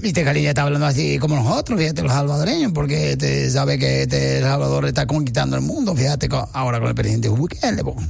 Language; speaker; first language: Spanish; native; Spanish